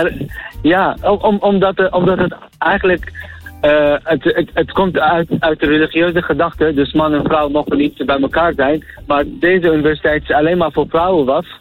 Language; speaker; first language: Dutch; non-native, fluent; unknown